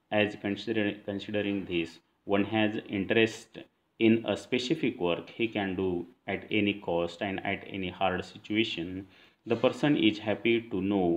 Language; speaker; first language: English; non-native, local second language; Marathi